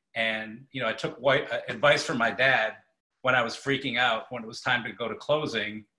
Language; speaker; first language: English; native; English